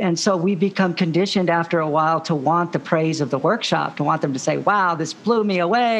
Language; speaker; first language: English; native; English